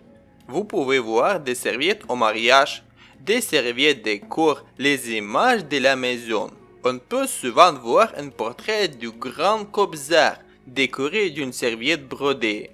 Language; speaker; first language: French; non-native, learner; Ukrainian